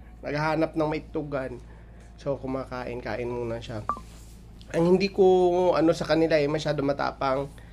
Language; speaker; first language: Filipino; non-native, local second language; Hiligaynon